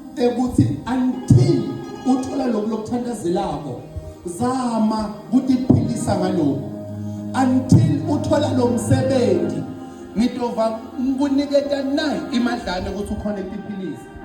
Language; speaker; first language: Zulu; non-native, local second language; Swati